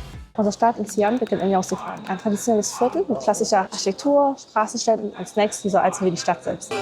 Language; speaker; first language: German; native; German